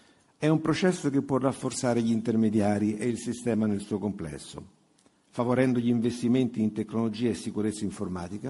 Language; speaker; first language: Italian; native; Italian